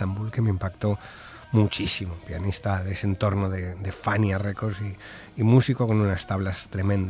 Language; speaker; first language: Spanish; native; Spanish